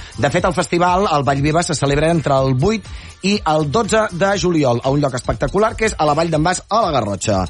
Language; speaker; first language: Catalan; native; Catalan